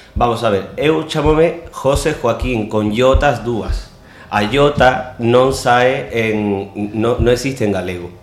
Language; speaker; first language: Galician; non-native, local second language; Spanish